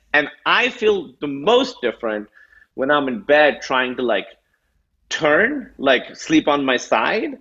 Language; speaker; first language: English; non-native, local second language; Urdu